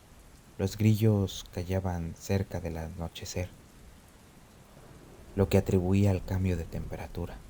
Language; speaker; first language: Spanish; native; Spanish